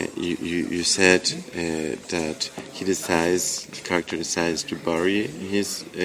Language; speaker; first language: English; non-native, learner; Spanish